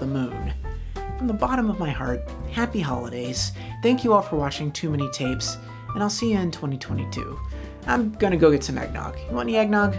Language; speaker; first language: English; native; English